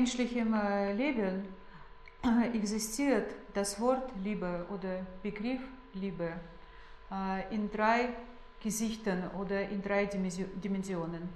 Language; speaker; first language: German; non-native, fluent; Russian